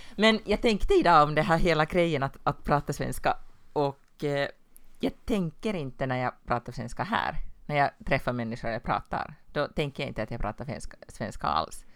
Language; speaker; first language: Swedish; native; Swedish